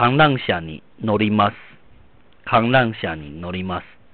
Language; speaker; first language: Japanese; non-native, fluent; Chinese